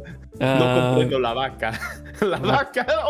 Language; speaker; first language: Spanish; non-native, learner; Portuguese